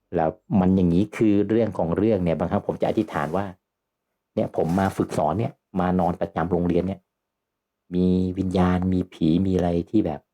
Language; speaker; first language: Thai; native; Thai